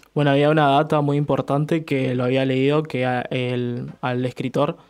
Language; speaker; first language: Spanish; native; Spanish